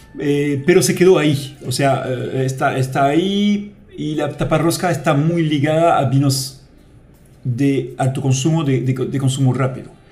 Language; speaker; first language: Spanish; non-native, fluent; French